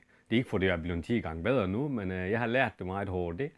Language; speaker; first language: Danish; non-native, fluent; Turkish